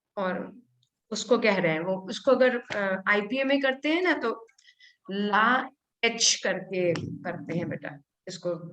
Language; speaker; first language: Hindi; native; Hindi